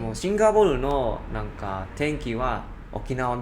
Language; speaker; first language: Japanese; non-native, learner; Cantonese